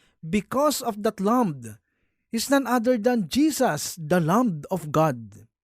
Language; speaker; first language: English; non-native, local second language; Filipino